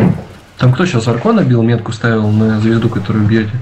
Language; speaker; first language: Russian; native; Russian